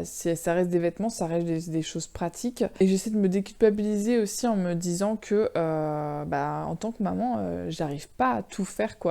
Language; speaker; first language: French; native; French